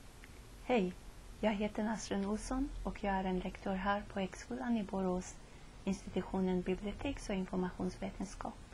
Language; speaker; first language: Swedish; non-native, fluent; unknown